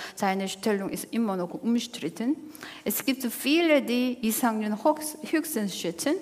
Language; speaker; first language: German; non-native, fluent; Korean